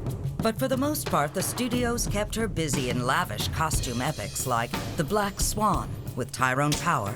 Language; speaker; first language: English; native; English